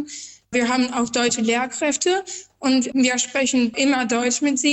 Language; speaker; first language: German; non-native, learner; Albanian